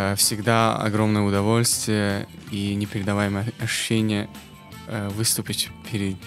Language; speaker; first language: Russian; non-native, local second language; Persian